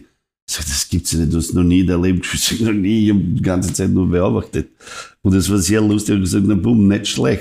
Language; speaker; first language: German; non-native, fluent; Serbian